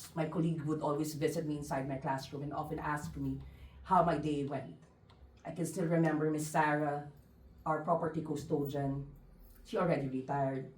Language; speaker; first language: English; non-native, local second language; Filipino